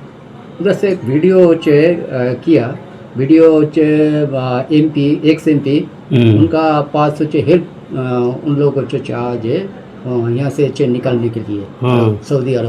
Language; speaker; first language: Hindi; non-native, local second language; Bangla